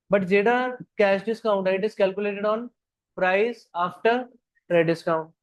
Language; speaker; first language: Hindi; non-native, local second language; Punjabi